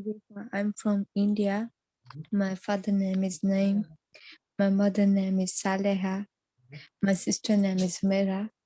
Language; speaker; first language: English; non-native, learner; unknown